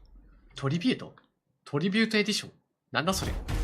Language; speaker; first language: Japanese; native; Japanese